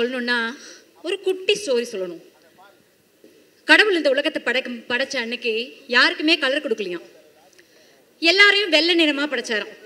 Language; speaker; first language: Tamil; native; Tamil